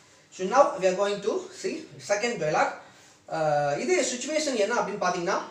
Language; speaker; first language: English; non-native, local second language; Tamil